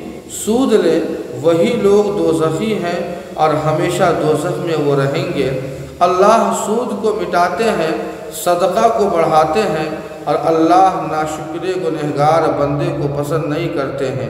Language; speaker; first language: Urdu; native; Urdu